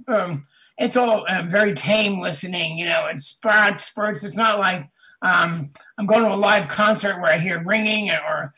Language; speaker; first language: English; native; English